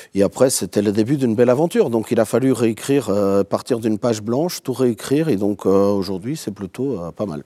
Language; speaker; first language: French; non-native, fluent; Portuguese